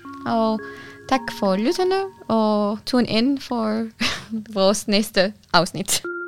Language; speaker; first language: Danish; non-native, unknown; Arabic